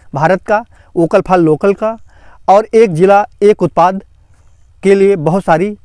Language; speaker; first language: Hindi; native; Hindi